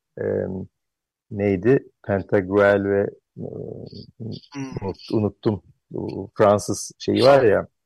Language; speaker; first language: Turkish; native; Turkish